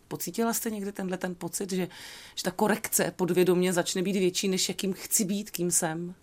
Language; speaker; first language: Czech; native; Czech